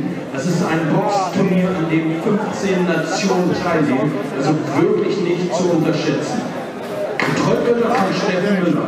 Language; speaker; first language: German; native; German